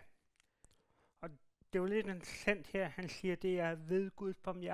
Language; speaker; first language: Danish; native; Danish